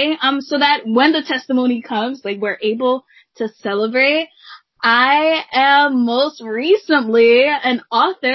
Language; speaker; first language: English; native; English